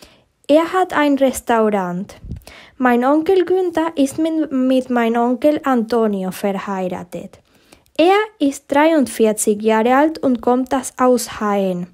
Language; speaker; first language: German; early bilingual, heritage; German